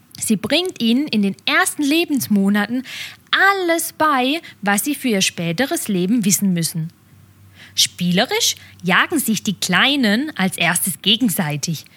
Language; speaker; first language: German; native; German